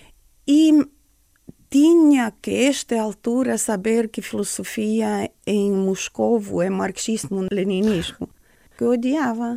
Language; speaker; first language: Portuguese; non-native, fluent; Estonian